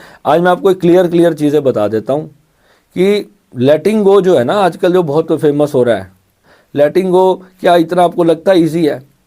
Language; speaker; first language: Hindi; native; Hindi